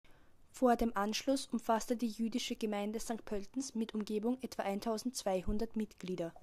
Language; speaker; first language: German; native; German